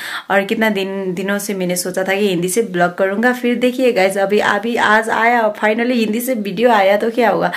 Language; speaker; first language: Hindi; non-native, local second language; Nepali